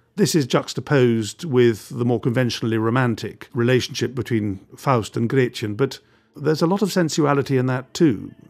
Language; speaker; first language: English; native; English